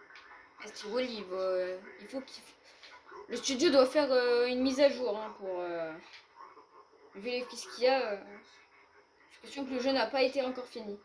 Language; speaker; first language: French; native; French